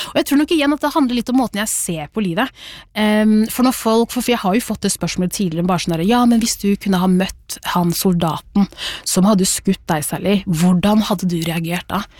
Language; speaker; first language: Norwegian; early bilingual, other home language; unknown